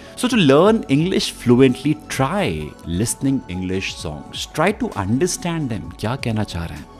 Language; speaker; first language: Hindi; native; Hindi